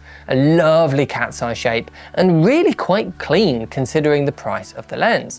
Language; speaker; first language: English; native; English